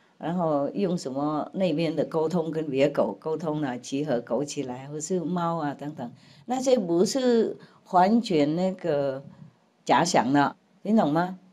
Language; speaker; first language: Chinese; non-native, fluent; Vietnamese